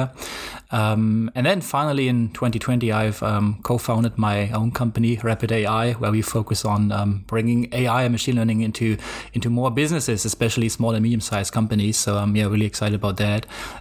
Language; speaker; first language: English; non-native, fluent; German